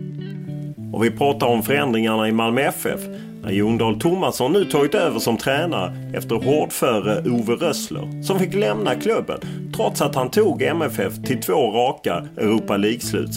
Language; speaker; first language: Swedish; native; Swedish